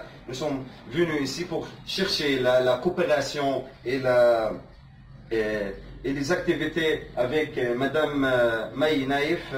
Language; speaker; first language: French; non-native, fluent; Arabic